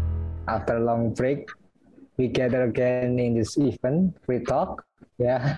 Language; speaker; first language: English; non-native, learner; Indonesian